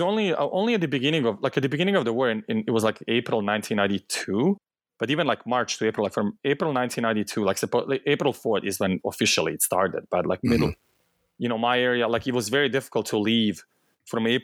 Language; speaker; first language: English; non-native, fluent; Bosnian